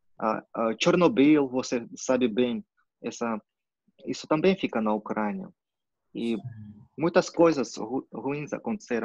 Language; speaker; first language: Portuguese; non-native, fluent; Russian